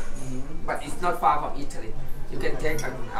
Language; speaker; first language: English; non-native, learner; Thai